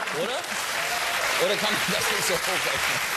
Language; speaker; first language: German; native; German